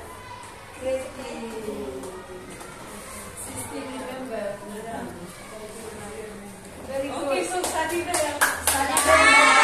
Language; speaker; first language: English; non-native, learner; Indonesian